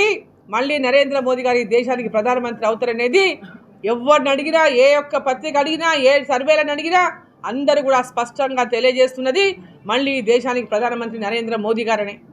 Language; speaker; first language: Telugu; native; Telugu